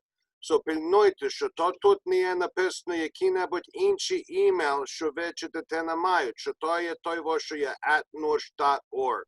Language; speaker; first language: Ukrainian; early bilingual, heritage; Ukrainian